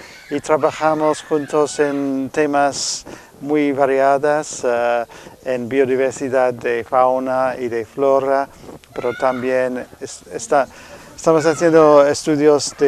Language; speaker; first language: Spanish; non-native, fluent; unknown